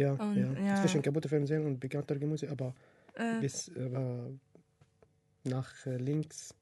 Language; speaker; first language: German; non-native, learner; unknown